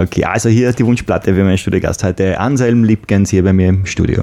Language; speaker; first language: German; native; German